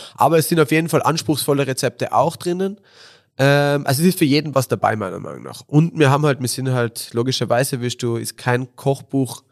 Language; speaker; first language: German; native; German